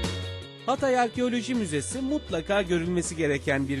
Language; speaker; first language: Turkish; native; Turkish